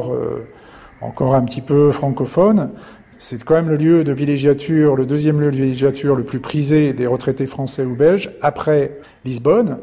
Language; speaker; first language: French; native; French